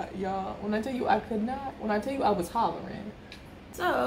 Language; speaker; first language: English; native; English